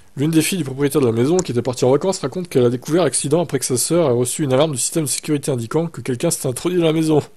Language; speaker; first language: French; native; French